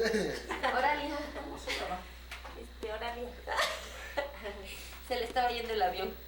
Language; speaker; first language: Spanish; native; Spanish